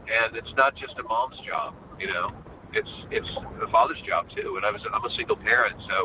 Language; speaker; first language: English; native; English